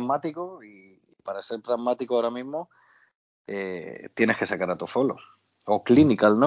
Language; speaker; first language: Spanish; native; Spanish